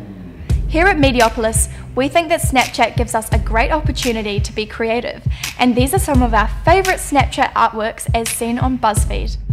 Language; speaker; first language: English; native; English